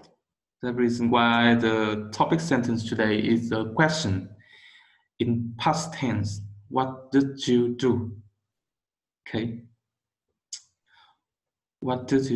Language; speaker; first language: English; non-native, learner; Vietnamese